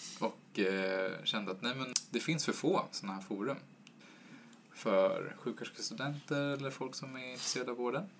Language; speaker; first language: Swedish; native; Swedish